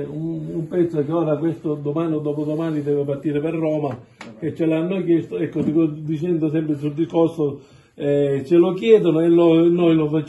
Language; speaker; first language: Italian; native; Italian